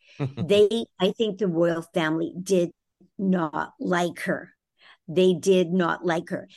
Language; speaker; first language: English; native; English